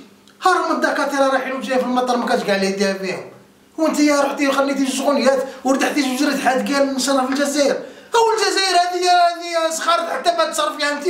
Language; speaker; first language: Arabic; native; Arabic